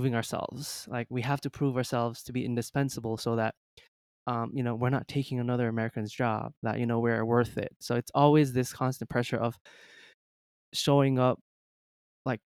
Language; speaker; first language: English; early bilingual, other home language; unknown